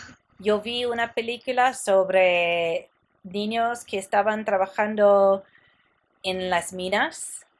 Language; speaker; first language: Spanish; non-native, fluent; English